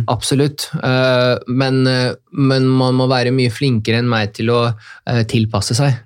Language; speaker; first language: Norwegian; early bilingual, other home language; Russian